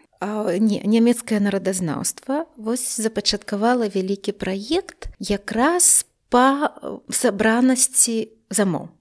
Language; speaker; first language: Belarusian; native; Belarusian